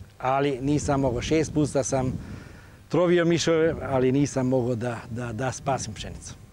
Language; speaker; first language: Croatian; non-native, local second language; Hungarian